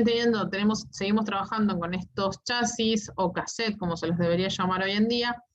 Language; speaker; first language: Spanish; native; Spanish